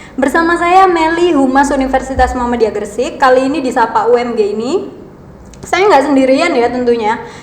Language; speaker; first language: Indonesian; native; Indonesian